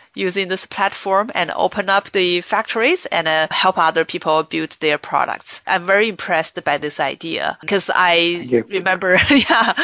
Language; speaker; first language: English; non-native, fluent; Chinese